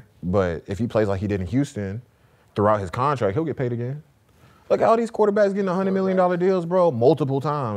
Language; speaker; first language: English; native; English